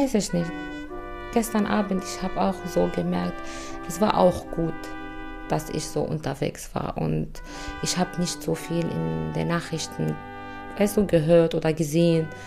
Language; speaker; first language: German; non-native, fluent; Arabic